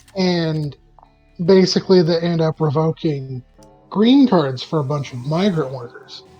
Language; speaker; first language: English; native; English